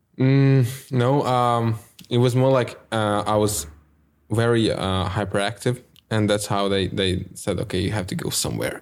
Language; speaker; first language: English; non-native, fluent; Hungarian